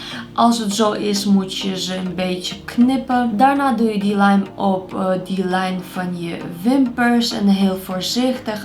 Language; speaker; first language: Dutch; non-native, fluent; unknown